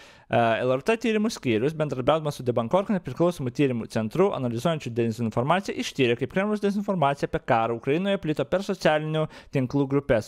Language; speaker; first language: Lithuanian; native; Lithuanian